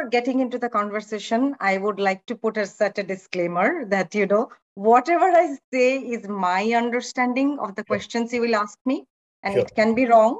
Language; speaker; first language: English; non-native, local second language; Bangla